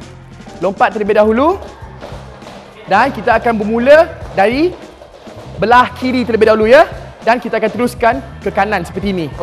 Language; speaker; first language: Malay; native; Malay